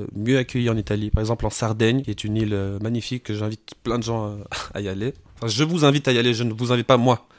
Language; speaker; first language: French; native; French